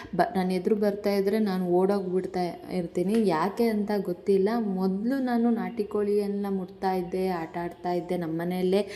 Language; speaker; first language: Kannada; non-native, local second language; Tulu